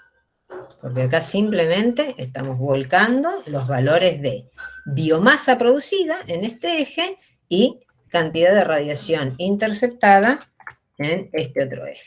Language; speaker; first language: Spanish; native; Spanish